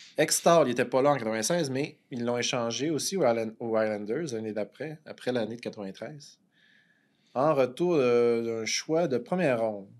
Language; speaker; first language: French; native; French